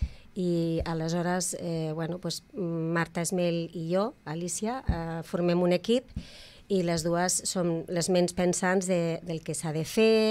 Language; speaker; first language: Catalan; native; Catalan